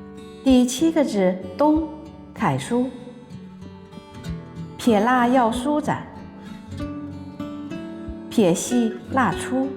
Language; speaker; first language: Chinese; native; Chinese